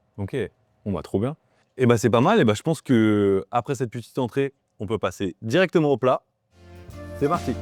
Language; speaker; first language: French; native; French